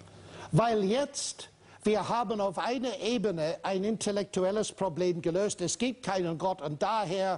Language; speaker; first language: German; non-native, fluent; English